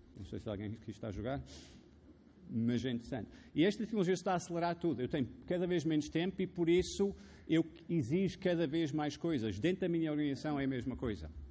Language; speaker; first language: Portuguese; non-native, fluent; Arabic